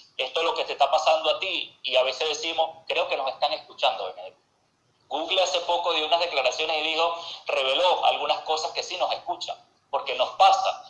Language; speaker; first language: Spanish; native; Spanish